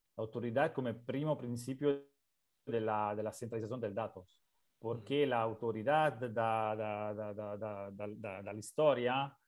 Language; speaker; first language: Spanish; non-native, learner; Italian